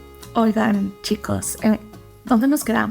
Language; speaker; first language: Spanish; native; Spanish